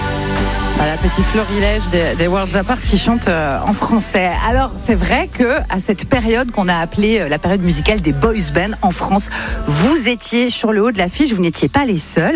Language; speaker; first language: French; native; French